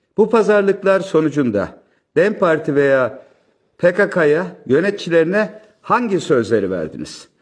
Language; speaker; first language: Turkish; native; Turkish